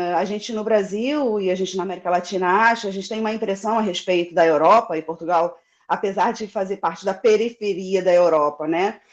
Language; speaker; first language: Portuguese; native; Portuguese